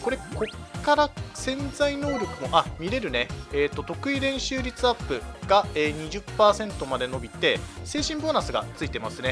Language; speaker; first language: Japanese; native; Japanese